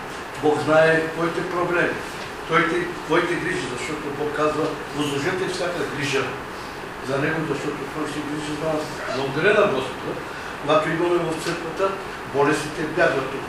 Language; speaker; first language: Bulgarian; non-native, local second language; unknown